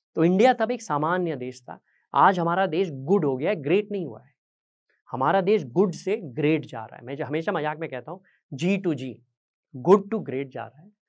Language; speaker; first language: Hindi; native; Hindi